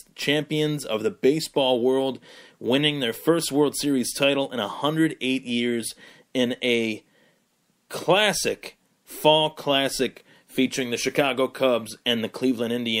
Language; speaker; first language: English; native; English